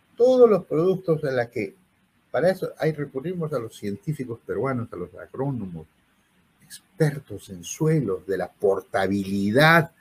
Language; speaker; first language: Spanish; native; Spanish